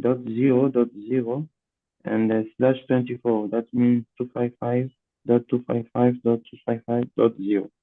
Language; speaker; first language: English; non-native, learner; Portuguese